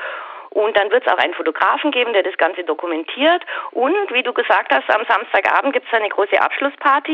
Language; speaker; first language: German; native; German